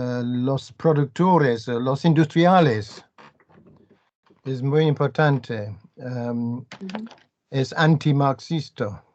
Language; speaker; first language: Spanish; non-native, learner; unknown